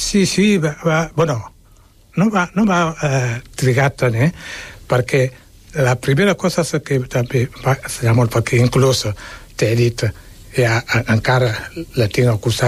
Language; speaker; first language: Catalan; non-native, fluent; Wolof